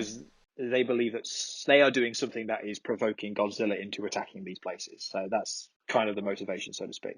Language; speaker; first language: English; native; English